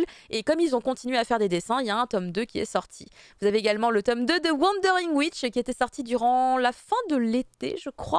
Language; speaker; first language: French; native; French